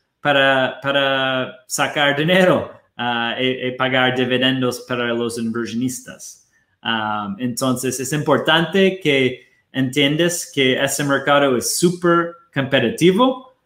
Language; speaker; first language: Spanish; non-native, fluent; Portuguese